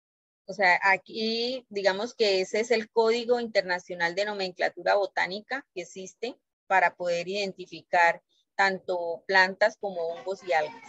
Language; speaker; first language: Spanish; native; Spanish